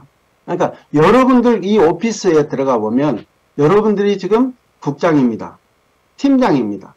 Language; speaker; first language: Korean; native; Korean